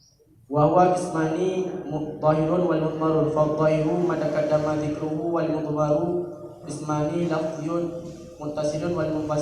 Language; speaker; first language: Arabic; non-native, learner; Achinese